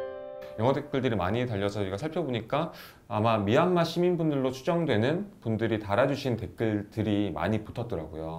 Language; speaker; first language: Korean; native; Korean